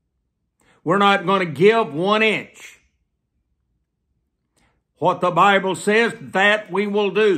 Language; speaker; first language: English; native; English